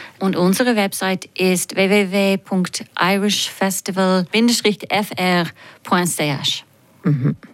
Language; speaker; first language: German; non-native, fluent; English